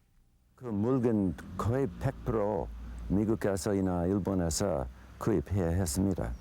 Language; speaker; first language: Korean; non-native, learner; English